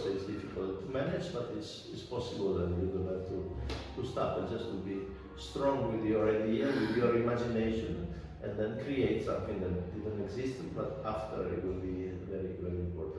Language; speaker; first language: English; non-native, fluent; Italian